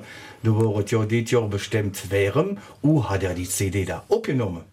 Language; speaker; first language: German; native; German